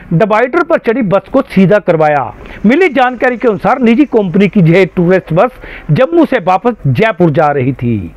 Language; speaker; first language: Hindi; non-native, local second language; Punjabi